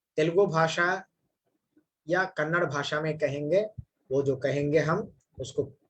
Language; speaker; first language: Hindi; non-native, local second language; Kannada